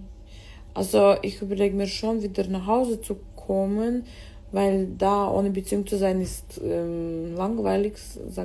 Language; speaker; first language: German; early bilingual, other home language; Russian